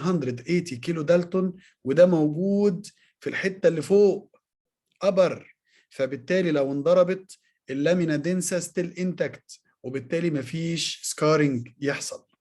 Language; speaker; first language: Arabic; native; Arabic